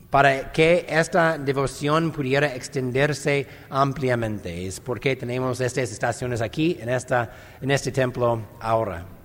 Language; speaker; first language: Spanish; non-native, fluent; English